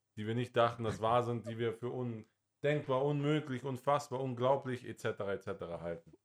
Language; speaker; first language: German; non-native, fluent; English